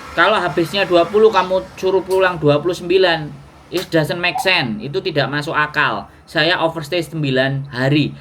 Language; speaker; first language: Indonesian; non-native, local second language; Javanese